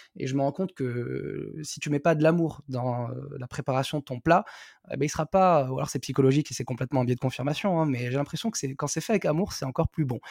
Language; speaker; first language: French; non-native, local second language; Arabic